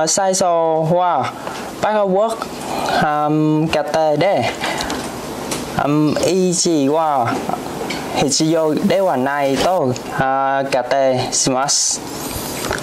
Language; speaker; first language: Japanese; non-native, learner; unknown